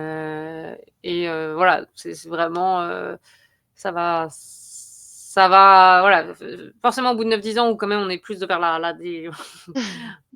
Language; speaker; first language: French; native; French